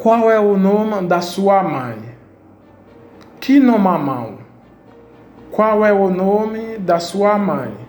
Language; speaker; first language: Portuguese; non-native, fluent; Haitian Creole